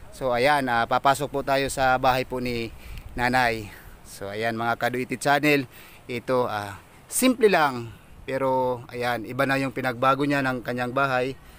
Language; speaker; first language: Filipino; non-native, local second language; Waray